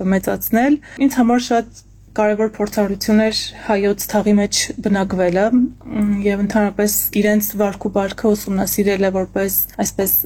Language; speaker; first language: Armenian; native; Armenian